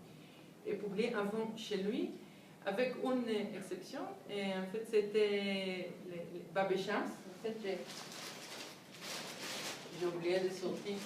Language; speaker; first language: French; non-native, fluent; Hebrew